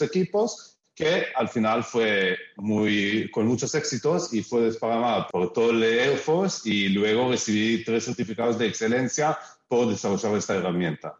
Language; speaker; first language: Spanish; early bilingual, heritage; Spanish